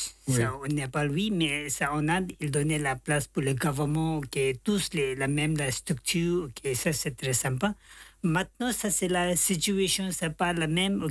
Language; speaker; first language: French; non-native, learner; Tibetan